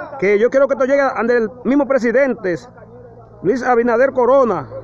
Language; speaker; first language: Spanish; native; Spanish